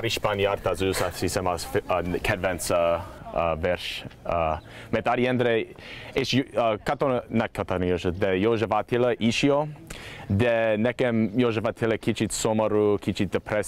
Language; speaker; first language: Hungarian; non-native, learner; English